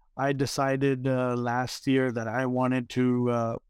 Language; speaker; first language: English; early bilingual, other home language; Arabic